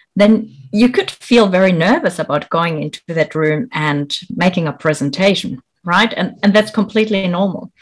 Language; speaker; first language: English; non-native, fluent; German